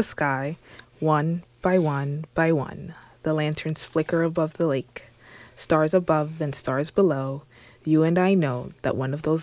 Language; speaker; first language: English; non-native, local second language; Swahili